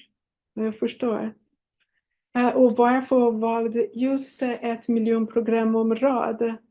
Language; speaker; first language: Swedish; non-native, fluent; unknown